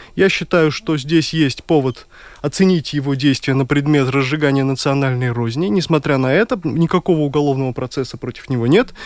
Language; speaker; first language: Russian; native; Russian